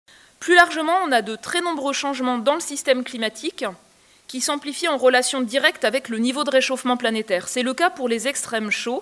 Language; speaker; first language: French; native; French